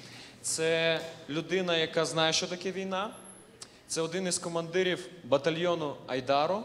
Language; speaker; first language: Ukrainian; native; Ukrainian